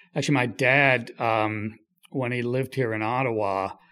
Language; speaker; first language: English; native; English